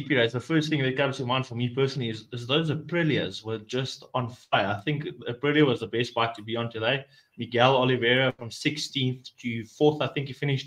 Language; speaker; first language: English; non-native, local second language; Afrikaans